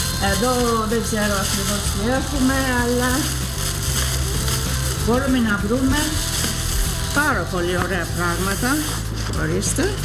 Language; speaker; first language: Greek; non-native, fluent; English